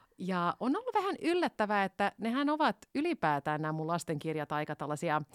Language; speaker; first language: Finnish; non-native, local second language; Swedish